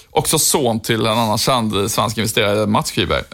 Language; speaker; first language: Swedish; native; Swedish